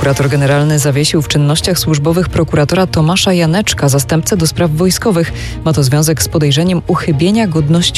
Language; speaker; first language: Polish; native; Polish